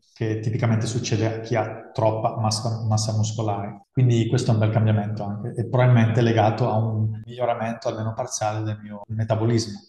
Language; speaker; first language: Italian; early bilingual, other home language; Dutch